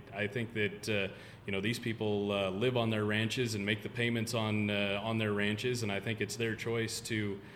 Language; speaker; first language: English; native; English